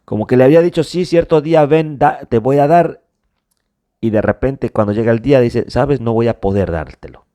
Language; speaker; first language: Spanish; native; Spanish